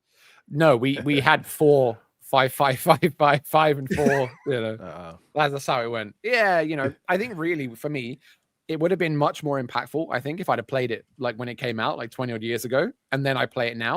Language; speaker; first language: English; native; English